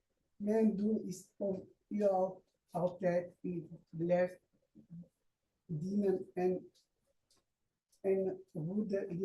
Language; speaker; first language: Dutch; non-native, learner; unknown